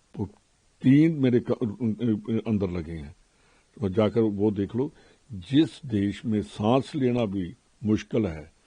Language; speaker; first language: Hindi; non-native, local second language; Punjabi